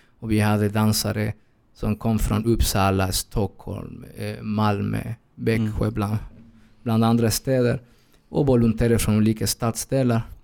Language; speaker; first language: Swedish; non-native, fluent; Spanish